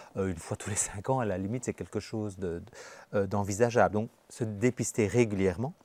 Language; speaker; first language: French; native; French